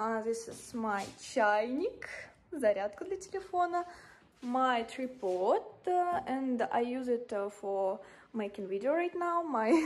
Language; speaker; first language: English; non-native, learner; Russian